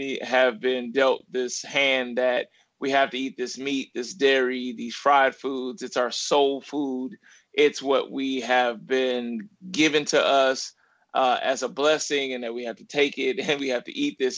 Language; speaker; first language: English; native; English